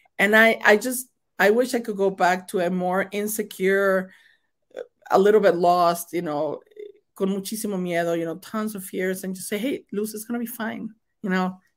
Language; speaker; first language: English; non-native, fluent; Spanish